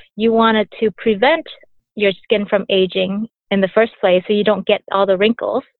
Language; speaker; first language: English; early bilingual, other home language; Vietnamese